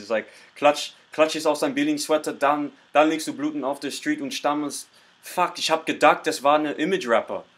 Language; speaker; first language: German; non-native, learner; English